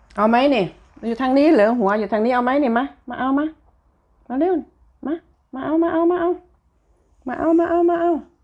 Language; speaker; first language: Thai; native; Thai